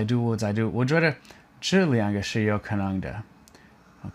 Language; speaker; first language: Chinese; non-native, fluent; English